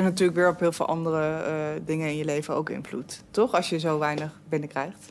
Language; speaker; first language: Dutch; native; Dutch